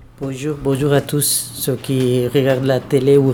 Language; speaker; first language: French; non-native, learner; Bangla